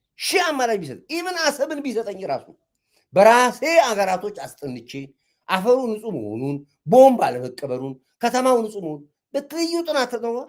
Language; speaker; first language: Amharic; native; Amharic